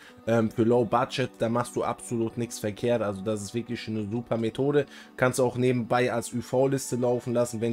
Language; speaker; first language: German; native; German